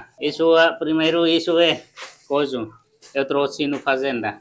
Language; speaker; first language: Portuguese; non-native, learner; Vietnamese